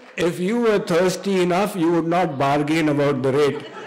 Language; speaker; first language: English; non-native, local second language; Hindi